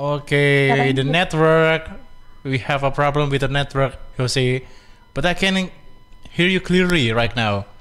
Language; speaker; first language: English; non-native, fluent; Indonesian